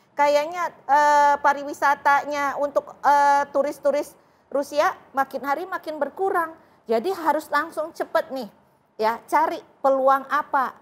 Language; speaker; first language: Indonesian; native; Indonesian